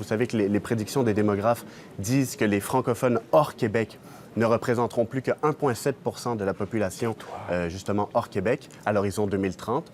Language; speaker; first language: French; native; French